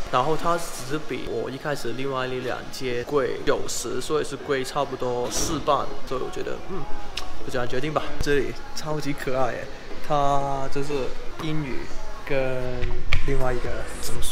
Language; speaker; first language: Chinese; native; Chinese